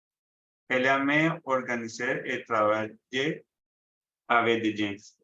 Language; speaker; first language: French; non-native, learner; Spanish